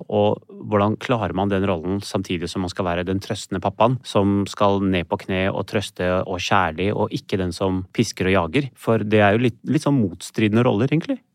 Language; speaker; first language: Norwegian; early bilingual, other home language; Urdu